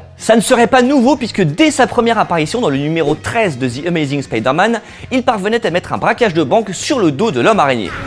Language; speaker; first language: French; native; French